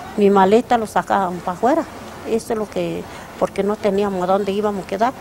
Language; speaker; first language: Spanish; non-native, local second language; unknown